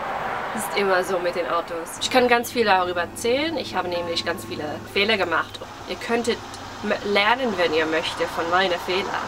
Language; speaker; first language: German; early bilingual, heritage; English